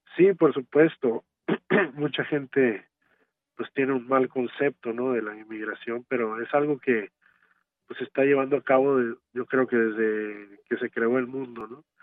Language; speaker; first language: Spanish; early bilingual, heritage; Spanish